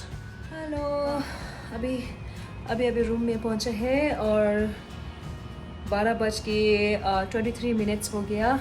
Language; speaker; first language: Hindi; non-native, local second language; Tibetan